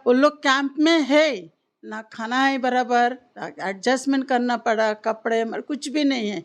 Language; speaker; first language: Hindi; non-native, local second language; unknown